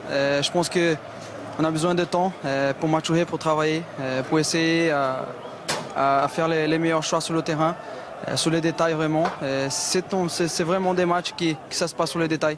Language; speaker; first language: French; non-native, fluent; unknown